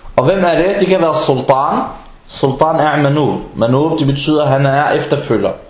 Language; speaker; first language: Danish; non-native, fluent; Arabic